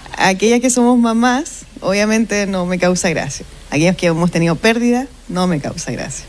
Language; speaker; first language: Spanish; native; Spanish